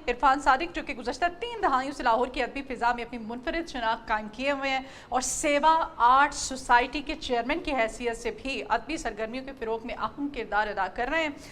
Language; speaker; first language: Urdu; non-native, local second language; Punjabi